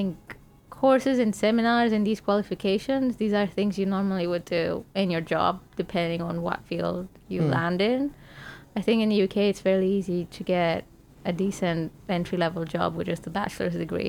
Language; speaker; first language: English; non-native, fluent; Romanian